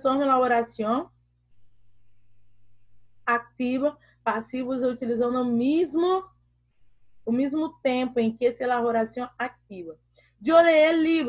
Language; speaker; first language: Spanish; non-native, learner; Portuguese